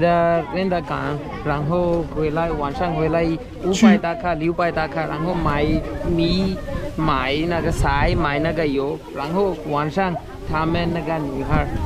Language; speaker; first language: Chinese; non-native, learner; Bangla